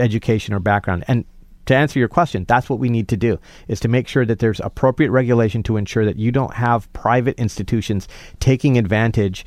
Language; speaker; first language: English; native; English